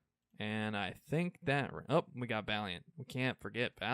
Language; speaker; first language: English; native; English